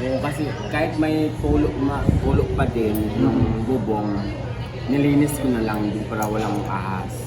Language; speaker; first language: Filipino; non-native, local second language; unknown